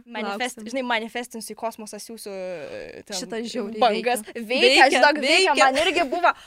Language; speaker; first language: Lithuanian; non-native, local second language; Polish